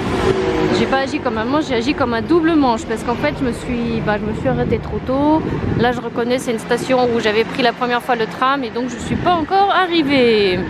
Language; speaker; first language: French; native; French